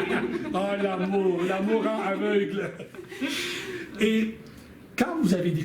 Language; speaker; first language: French; native; French